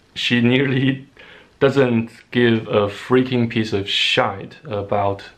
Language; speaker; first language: English; non-native, fluent; Chinese